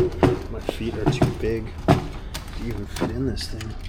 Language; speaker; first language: English; native; English